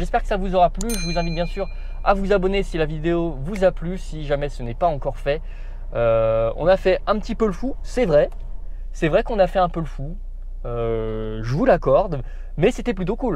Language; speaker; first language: French; native; French